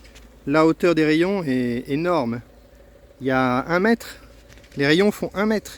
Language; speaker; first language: French; native; French